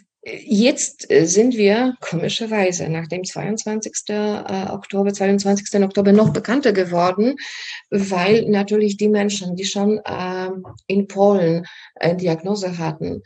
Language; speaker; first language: German; non-native, fluent; Polish